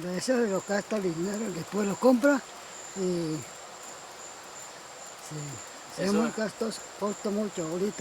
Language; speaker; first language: Spanish; non-native, local second language; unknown